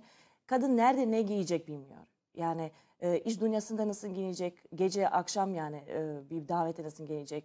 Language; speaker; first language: Turkish; non-native, learner; Serbian